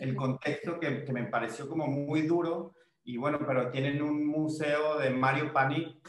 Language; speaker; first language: Spanish; native; Spanish